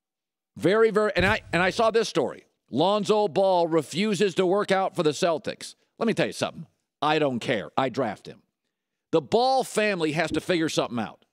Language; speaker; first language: English; native; English